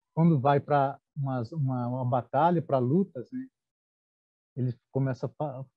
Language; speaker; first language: Portuguese; non-native, local second language; Guarani